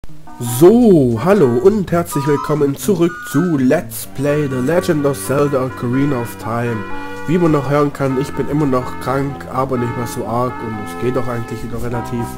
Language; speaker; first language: German; native; German